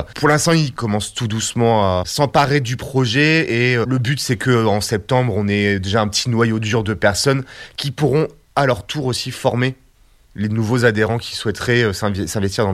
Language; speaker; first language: French; native; French